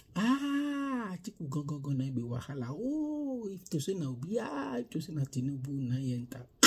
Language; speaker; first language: Nigerian Pidgin; non-native, local second language; Yoruba